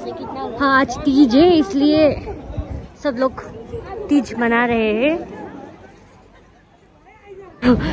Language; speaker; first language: Hindi; non-native, local second language; Nepali